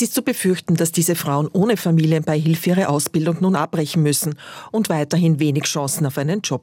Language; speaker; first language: German; native; German